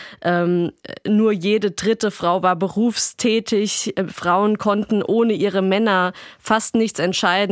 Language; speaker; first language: German; native; German